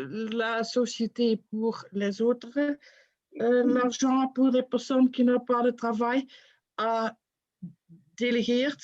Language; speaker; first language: French; non-native, fluent; Dutch